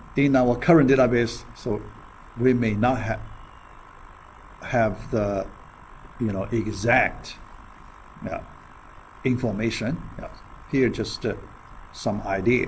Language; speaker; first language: English; non-native, fluent; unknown